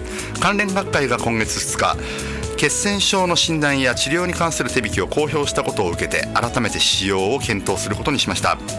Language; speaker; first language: Japanese; native; Japanese